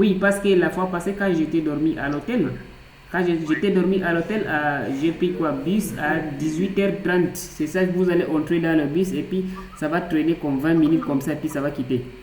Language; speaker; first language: French; non-native, fluent; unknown